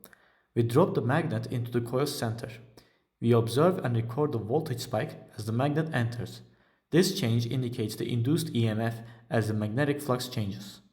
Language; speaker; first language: English; non-native, fluent; Turkish